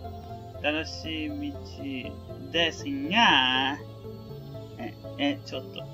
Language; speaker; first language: Japanese; non-native, learner; English